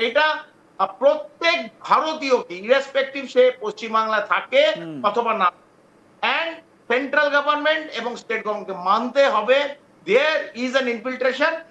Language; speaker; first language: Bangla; native; Bangla